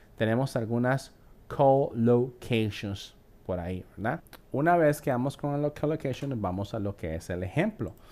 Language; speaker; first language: Spanish; native; Spanish